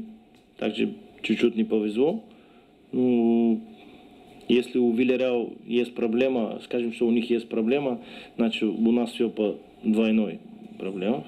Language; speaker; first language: Russian; non-native, learner; Bulgarian